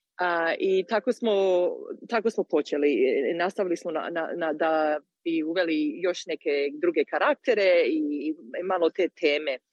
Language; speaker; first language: Croatian; early bilingual, heritage; Croatian